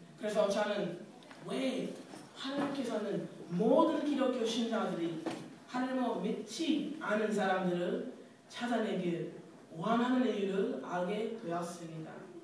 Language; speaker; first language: Korean; non-native, fluent; English